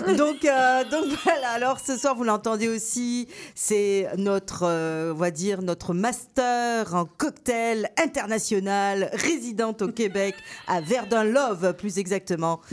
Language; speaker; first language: French; native; French